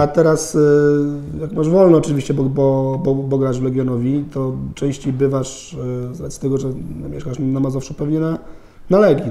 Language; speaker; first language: Polish; native; Polish